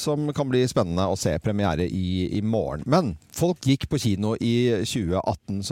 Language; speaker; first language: Norwegian; native; Norwegian